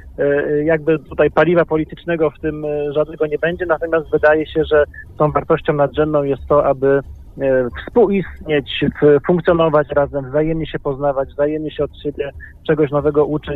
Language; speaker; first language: Polish; native; Polish